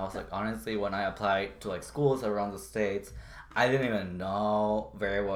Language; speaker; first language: English; non-native, fluent; Spanish